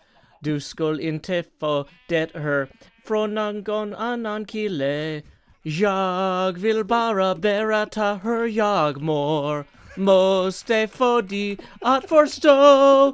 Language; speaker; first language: Swedish; non-native, learner; English